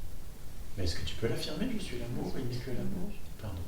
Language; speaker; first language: French; native; French